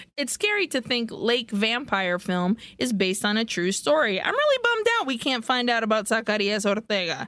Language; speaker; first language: English; early bilingual, other home language; Spanish